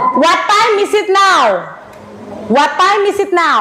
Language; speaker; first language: English; non-native, learner; Indonesian